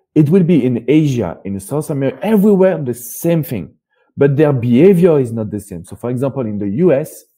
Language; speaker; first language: English; non-native, fluent; French